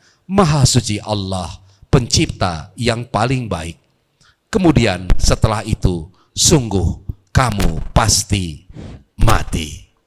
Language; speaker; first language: Indonesian; native; Indonesian